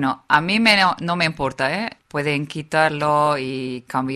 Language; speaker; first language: Spanish; non-native, fluent; Dutch